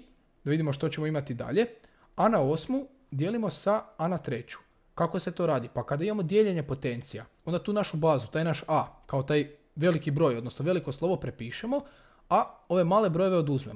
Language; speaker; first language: Croatian; native; Croatian